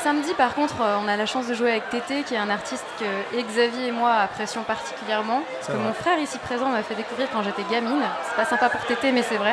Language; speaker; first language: French; native; French